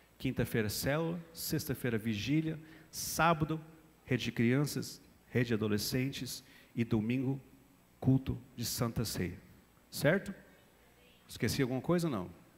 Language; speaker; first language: Portuguese; non-native, fluent; English